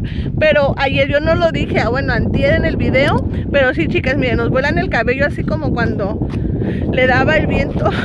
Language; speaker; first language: Spanish; native; Spanish